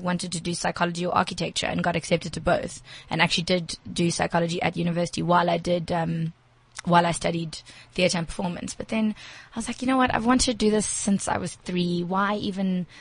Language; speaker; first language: English; native; English